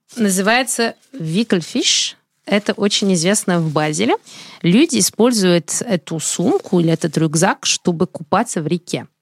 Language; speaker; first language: Russian; non-native, fluent; French